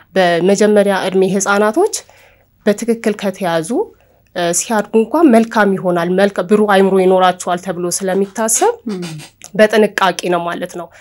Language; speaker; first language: Amharic; non-native, local second language; Oromo